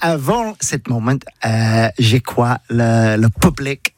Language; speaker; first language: French; non-native, learner; English